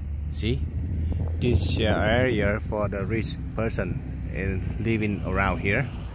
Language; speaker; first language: English; non-native, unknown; Vietnamese